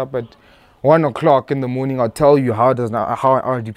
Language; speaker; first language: English; non-native, local second language; Tsonga